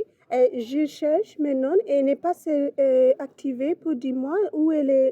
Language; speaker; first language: French; non-native, learner; English